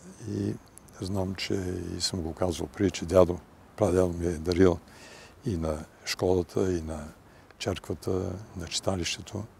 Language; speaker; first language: Bulgarian; early bilingual, heritage; Bulgarian